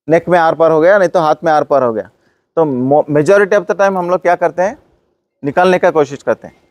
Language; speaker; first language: Hindi; non-native, local second language; Kannada